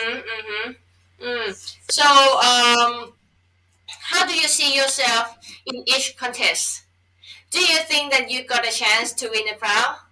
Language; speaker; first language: English; non-native, fluent; Thai